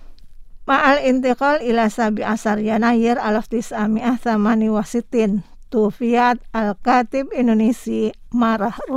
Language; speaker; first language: Arabic; non-native, fluent; Indonesian